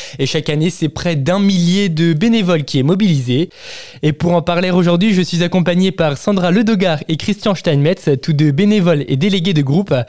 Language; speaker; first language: French; native; French